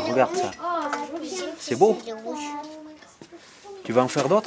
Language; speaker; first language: French; native; French